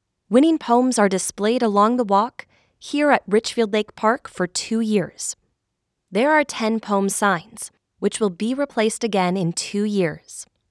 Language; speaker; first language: English; native; English